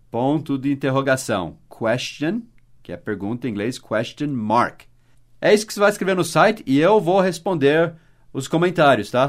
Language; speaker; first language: Portuguese; non-native, fluent; English